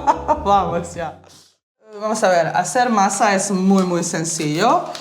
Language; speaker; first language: Spanish; early bilingual, heritage; Bosnian